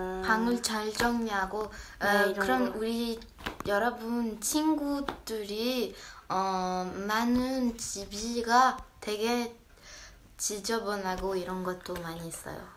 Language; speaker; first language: Korean; early bilingual, heritage; Korean